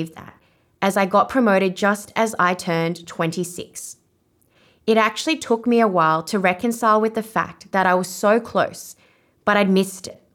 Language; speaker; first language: English; non-native, local second language; Vietnamese